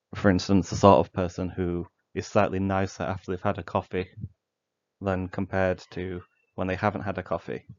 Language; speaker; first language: English; native; English